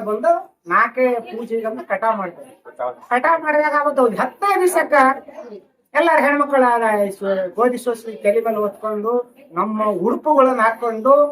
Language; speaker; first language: Kannada; non-native, local second language; Lambadi